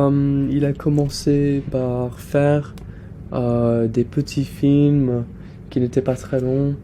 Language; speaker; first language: French; non-native, learner; English